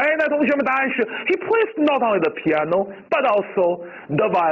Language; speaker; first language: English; non-native, fluent; Chinese